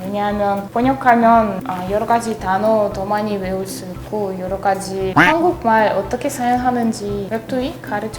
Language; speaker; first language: Korean; non-native, learner; Russian